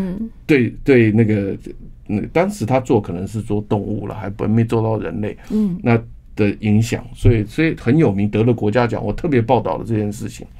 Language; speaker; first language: Chinese; native; Chinese